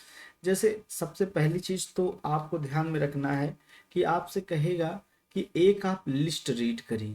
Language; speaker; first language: Hindi; native; Hindi